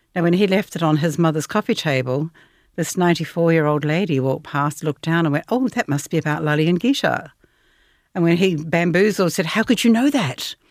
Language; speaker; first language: English; native; English